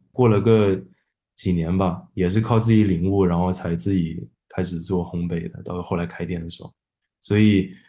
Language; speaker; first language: Chinese; non-native, fluent; Japanese